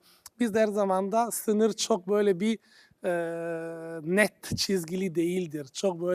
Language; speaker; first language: Turkish; non-native, fluent; Italian